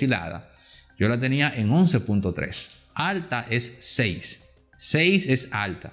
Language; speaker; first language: Spanish; native; Spanish